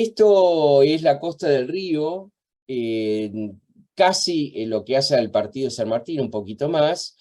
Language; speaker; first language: Spanish; native; Spanish